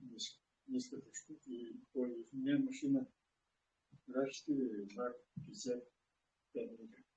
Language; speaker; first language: Russian; non-native, local second language; Yakut